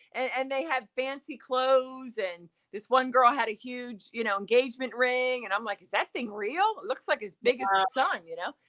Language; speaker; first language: English; native; English